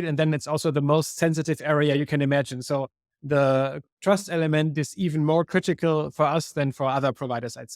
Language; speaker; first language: English; non-native, fluent; German